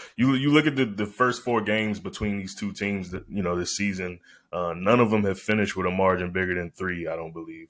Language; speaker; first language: English; native; English